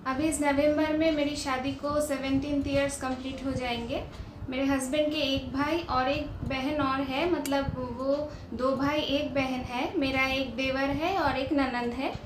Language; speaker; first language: Hindi; non-native, local second language; Bangla